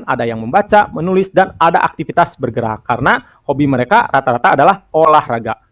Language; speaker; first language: Indonesian; non-native, local second language; Sundanese